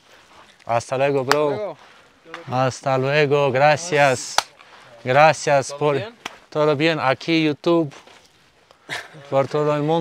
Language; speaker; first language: Spanish; non-native, learner; Romanian